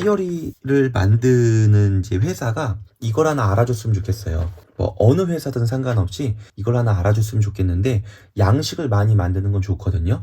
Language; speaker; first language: Korean; native; Korean